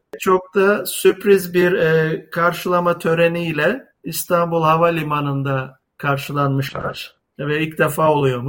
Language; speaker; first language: Turkish; native; Turkish